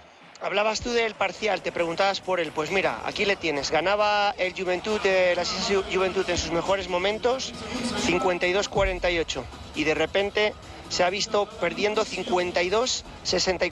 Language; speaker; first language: Spanish; native; Spanish